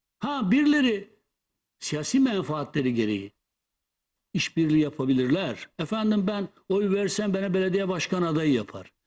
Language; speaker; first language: Turkish; non-native, local second language; Kurdish